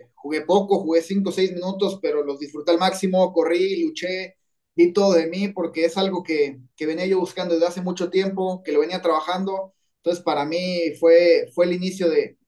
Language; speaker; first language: Spanish; native; Spanish